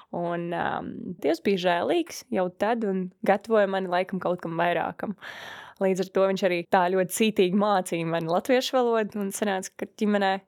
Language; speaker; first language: Latvian; early bilingual, other home language; Russian